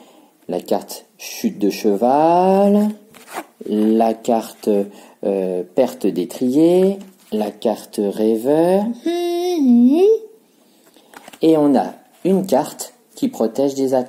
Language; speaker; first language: French; native; French